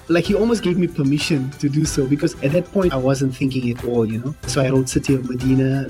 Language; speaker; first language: English; native; English